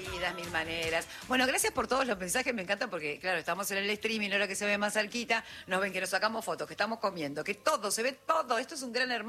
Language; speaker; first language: Spanish; native; Spanish